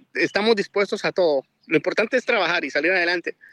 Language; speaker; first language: Spanish; native; Spanish